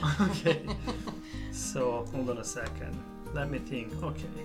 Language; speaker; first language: English; non-native, fluent; Turkish